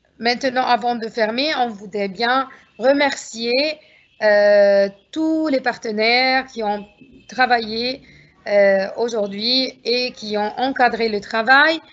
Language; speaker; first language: French; non-native, fluent; Arabic